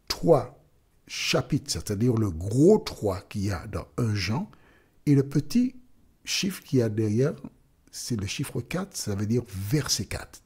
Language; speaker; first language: French; native; French